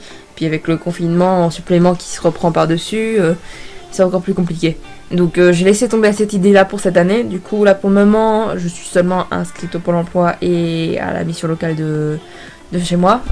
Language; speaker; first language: French; native; French